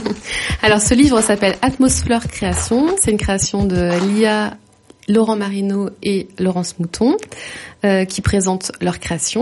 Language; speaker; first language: French; native; French